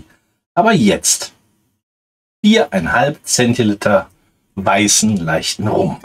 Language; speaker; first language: German; native; German